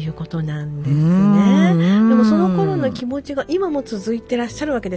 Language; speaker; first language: Japanese; native; Japanese